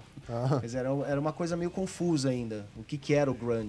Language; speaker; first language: Portuguese; native; Portuguese